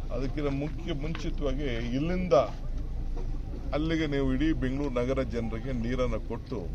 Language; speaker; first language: Kannada; native; Kannada